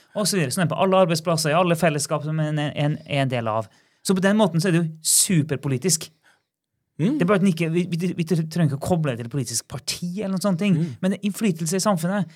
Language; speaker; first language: Norwegian; native; Norwegian